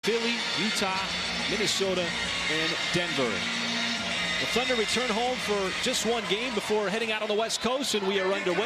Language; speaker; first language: English; native; English